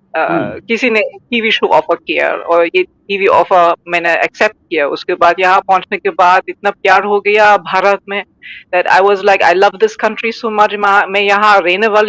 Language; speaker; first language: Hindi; non-native, fluent; German